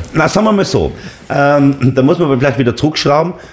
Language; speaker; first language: German; native; German